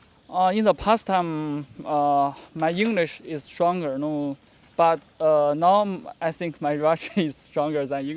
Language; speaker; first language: English; non-native, learner; Chinese